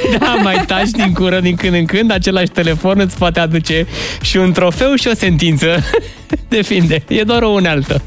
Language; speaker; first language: Romanian; native; Romanian